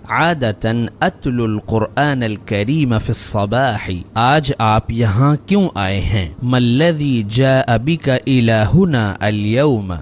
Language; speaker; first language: Urdu; native; Urdu